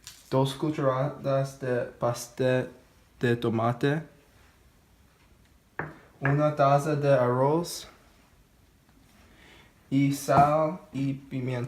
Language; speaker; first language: Spanish; non-native, learner; English